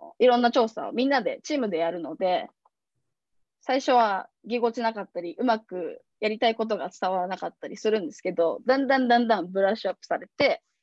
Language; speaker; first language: Japanese; native; Japanese